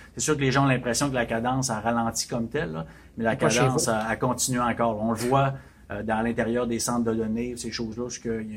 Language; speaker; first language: French; native; French